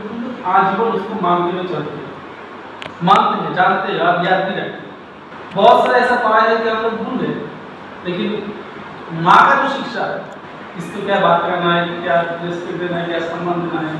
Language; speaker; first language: Hindi; non-native, local second language; Bangla